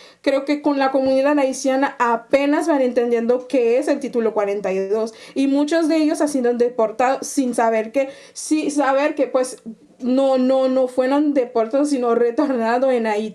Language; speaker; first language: Spanish; non-native, fluent; Haitian Creole